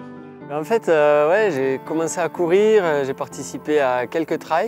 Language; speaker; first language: French; native; French